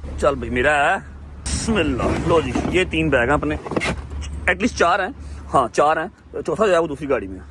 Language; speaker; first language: Urdu; non-native, local second language; Punjabi